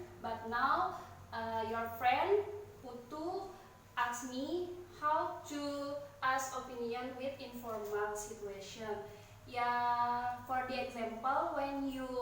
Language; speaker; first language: English; non-native, learner; Indonesian